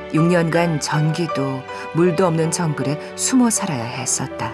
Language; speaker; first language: Korean; native; Korean